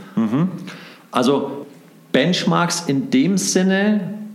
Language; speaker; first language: German; native; German